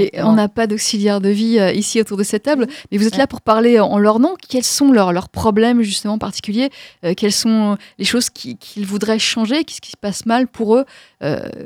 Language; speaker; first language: French; native; French